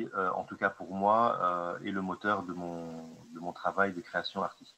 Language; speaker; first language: French; non-native, local second language; Arabic